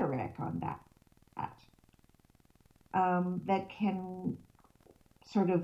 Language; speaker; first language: English; native; English